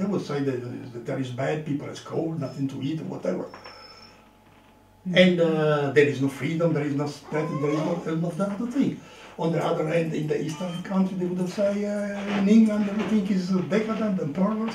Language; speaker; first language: English; non-native, fluent; Italian